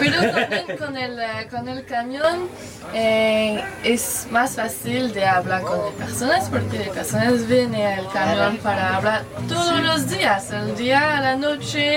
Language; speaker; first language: Spanish; non-native, learner; French